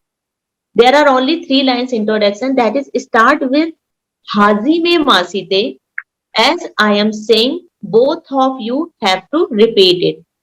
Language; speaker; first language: English; non-native, local second language; Hindi